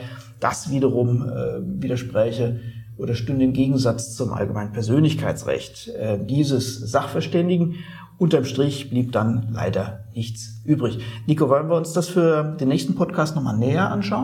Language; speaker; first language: German; native; German